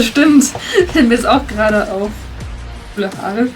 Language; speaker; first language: German; native; German